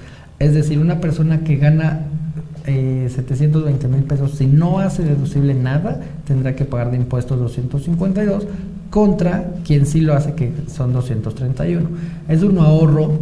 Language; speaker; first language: Spanish; native; Spanish